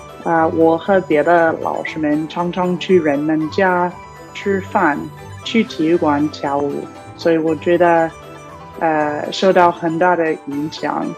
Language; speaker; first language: Chinese; non-native, learner; English